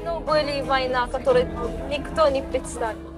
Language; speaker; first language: Russian; non-native, learner; Korean